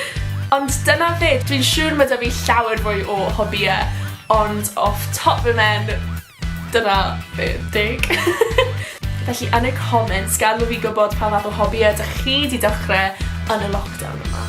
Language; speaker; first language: Welsh; non-native, local second language; English